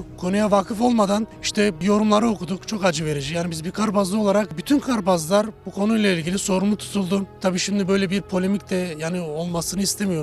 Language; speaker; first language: Turkish; native; Turkish